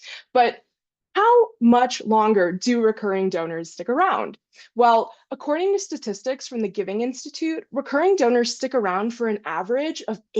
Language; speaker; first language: English; native; English